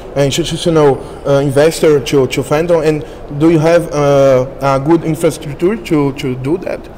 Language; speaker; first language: English; non-native, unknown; Portuguese